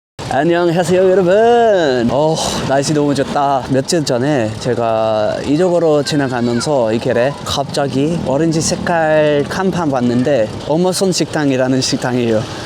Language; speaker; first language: Korean; non-native, fluent; English